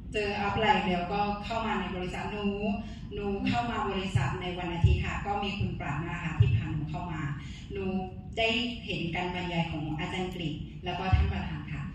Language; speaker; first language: Thai; non-native, fluent; Burmese